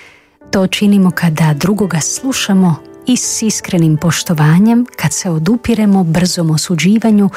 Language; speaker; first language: Croatian; native; Croatian